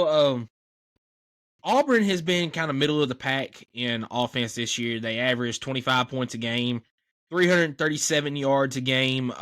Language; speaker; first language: English; native; English